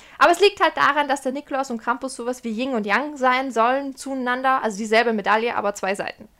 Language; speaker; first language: German; early bilingual, other home language; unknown